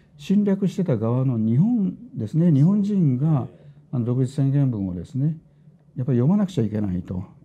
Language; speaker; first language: Japanese; native; Japanese